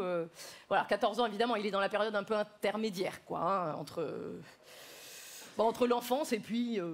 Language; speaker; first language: French; native; French